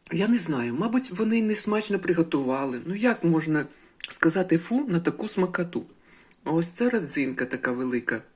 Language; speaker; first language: Ukrainian; native; Ukrainian